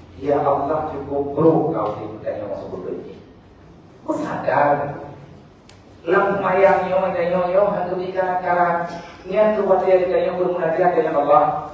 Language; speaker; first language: Malay; non-native, local second language; Achinese